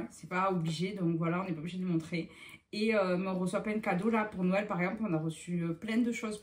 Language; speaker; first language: French; native; French